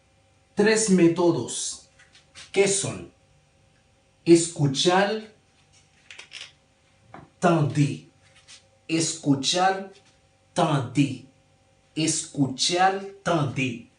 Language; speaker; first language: Spanish; non-native, learner; Haitian Creole